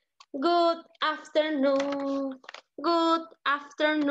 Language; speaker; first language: English; non-native, learner; Spanish